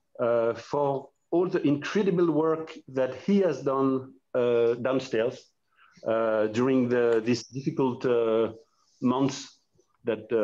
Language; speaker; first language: English; non-native, fluent; French